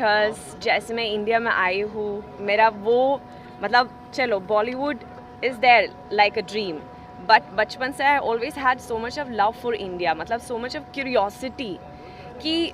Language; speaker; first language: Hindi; non-native, fluent; Swedish